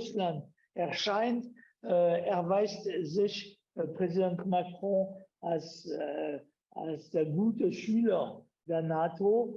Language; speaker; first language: German; non-native, fluent; French